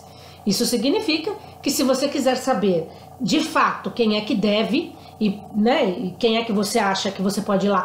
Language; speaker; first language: Portuguese; native; Portuguese